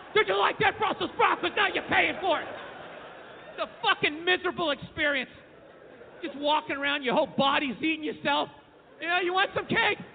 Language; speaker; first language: English; native; English